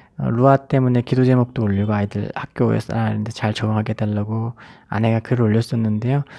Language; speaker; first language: Korean; native; Korean